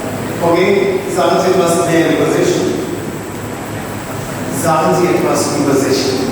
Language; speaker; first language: German; non-native, fluent; Hindi